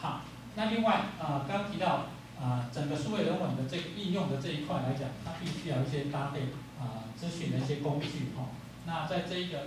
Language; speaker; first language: Chinese; native; Chinese